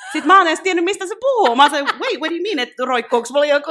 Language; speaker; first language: Finnish; native; Finnish